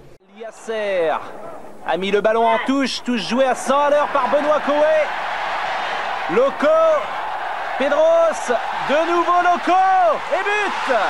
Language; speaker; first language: French; native; French